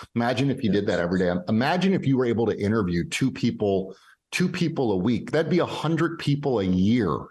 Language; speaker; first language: English; native; English